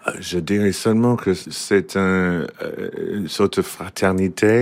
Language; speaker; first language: French; non-native, learner; English